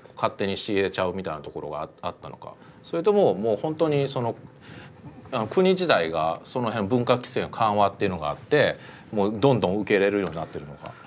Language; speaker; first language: Japanese; native; Japanese